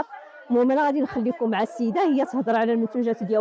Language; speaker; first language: Arabic; native; Arabic